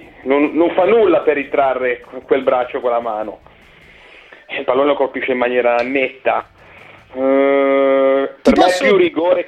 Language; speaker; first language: Italian; native; Italian